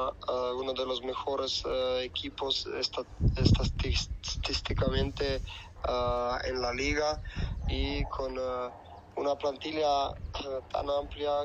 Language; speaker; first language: Spanish; non-native, fluent; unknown